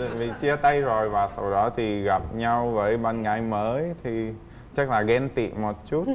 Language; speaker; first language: Vietnamese; non-native, fluent; Czech